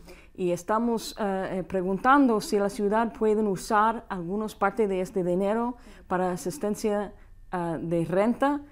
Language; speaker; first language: Spanish; non-native, fluent; English